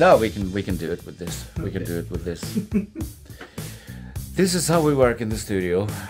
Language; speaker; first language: English; non-native, fluent; Swedish